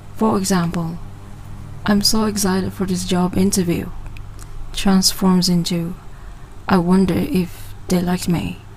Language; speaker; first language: English; non-native, local second language; Malay